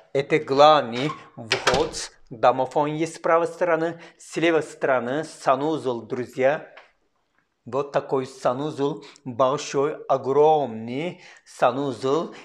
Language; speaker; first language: Russian; non-native, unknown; Turkish